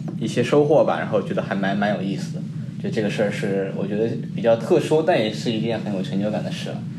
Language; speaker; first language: Chinese; native; Chinese